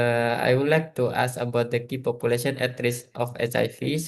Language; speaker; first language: English; non-native, learner; Indonesian